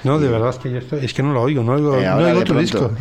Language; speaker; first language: Spanish; native; Spanish